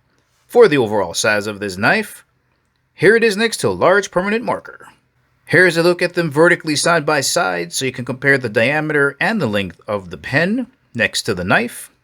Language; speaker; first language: English; native; English